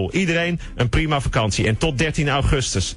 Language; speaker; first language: Dutch; native; Dutch